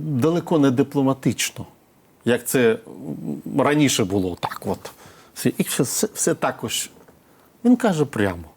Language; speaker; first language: Ukrainian; non-native, local second language; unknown